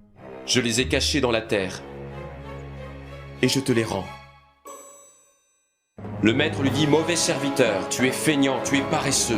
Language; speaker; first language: French; native; French